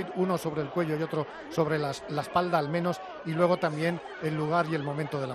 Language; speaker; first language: Spanish; native; Spanish